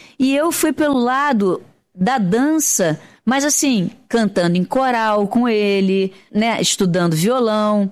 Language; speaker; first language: Portuguese; native; Portuguese